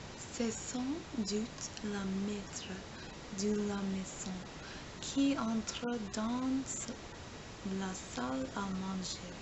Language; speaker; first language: French; non-native, learner; English